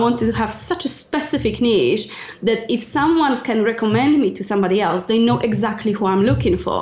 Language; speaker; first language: English; non-native, fluent; Polish